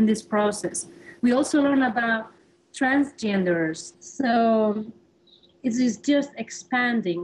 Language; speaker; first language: English; non-native, fluent; Spanish